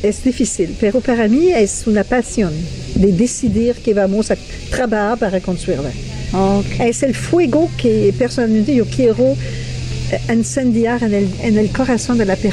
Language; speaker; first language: Spanish; non-native, fluent; French